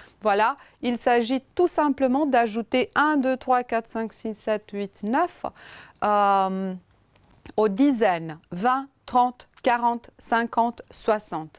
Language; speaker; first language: French; non-native, fluent; Romanian